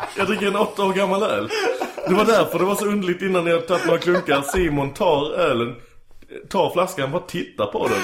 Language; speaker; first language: Swedish; early bilingual, other home language; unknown